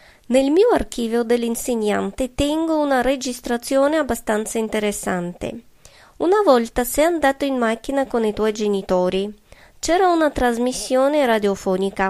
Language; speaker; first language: Italian; non-native, fluent; Russian